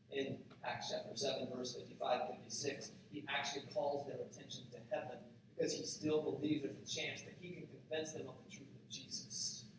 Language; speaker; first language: English; native; English